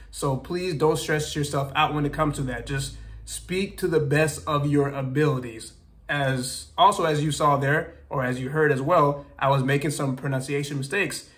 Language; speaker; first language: English; native; English